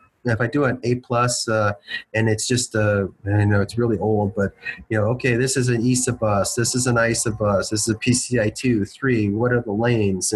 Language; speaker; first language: English; native; English